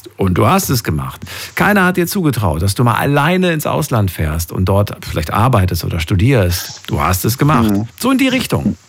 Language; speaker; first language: German; native; German